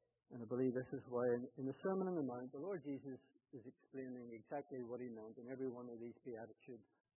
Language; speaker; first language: English; native; English